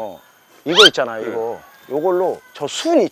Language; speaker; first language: Korean; native; Korean